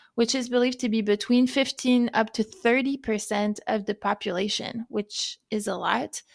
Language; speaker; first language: English; non-native, fluent; French